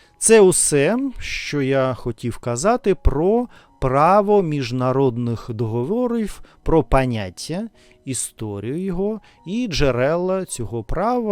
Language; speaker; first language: Ukrainian; non-native, fluent; Russian